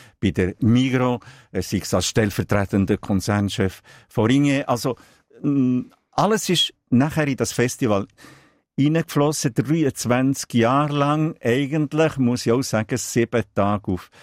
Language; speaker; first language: German; non-native, local second language; Italian